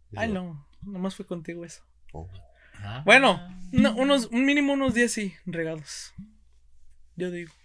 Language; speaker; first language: Spanish; early bilingual, heritage; Spanish